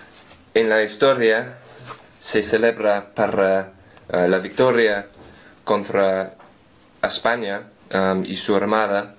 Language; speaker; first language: Spanish; non-native, learner; English